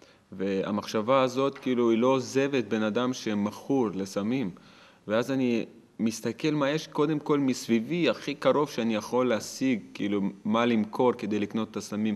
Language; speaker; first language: Hebrew; non-native, fluent; Russian